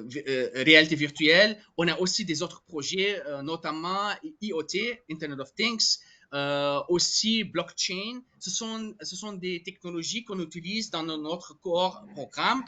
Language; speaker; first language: French; non-native, fluent; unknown